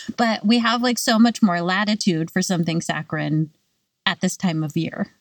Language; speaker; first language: English; native; English